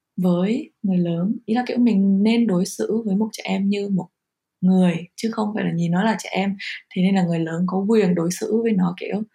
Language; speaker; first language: Vietnamese; early bilingual, heritage; Vietnamese